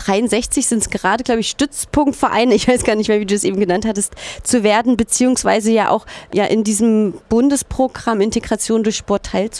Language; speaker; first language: German; native; German